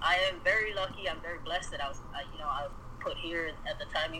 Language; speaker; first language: English; native; English